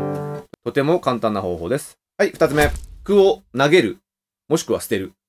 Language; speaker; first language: Japanese; native; Japanese